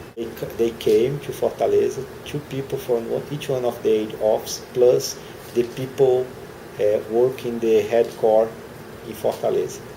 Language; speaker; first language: English; non-native, learner; Portuguese